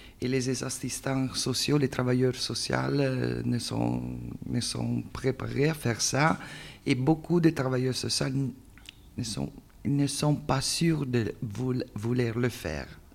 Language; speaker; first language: French; non-native, learner; Italian